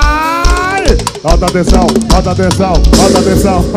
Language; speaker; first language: Portuguese; native; Portuguese